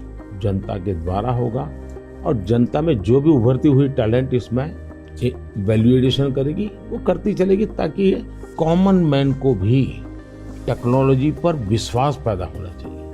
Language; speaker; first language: Hindi; native; Hindi